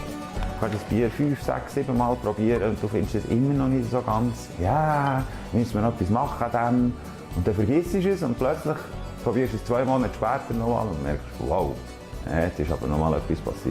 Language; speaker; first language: German; native; German